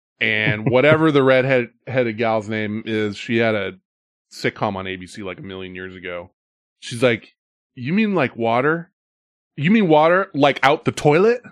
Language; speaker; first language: English; native; English